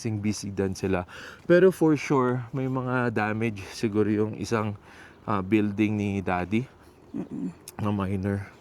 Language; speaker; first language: Filipino; non-native, local second language; Cebuano